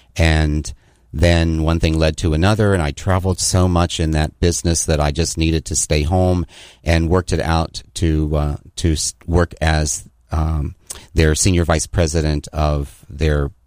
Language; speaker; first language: English; native; English